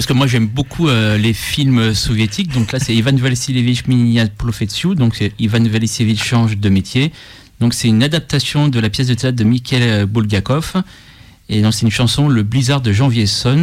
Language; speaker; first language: French; native; French